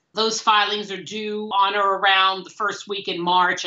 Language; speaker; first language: English; native; English